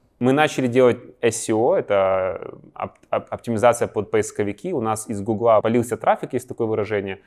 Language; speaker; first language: Russian; native; Russian